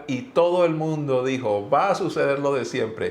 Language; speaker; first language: Spanish; native; Spanish